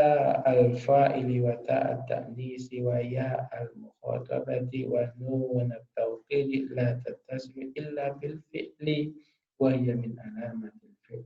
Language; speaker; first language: Arabic; non-native, fluent; Indonesian